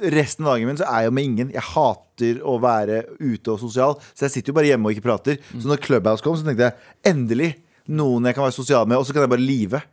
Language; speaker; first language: Norwegian; early bilingual, other home language; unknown